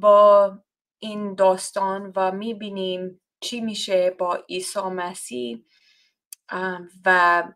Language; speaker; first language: Persian; non-native, fluent; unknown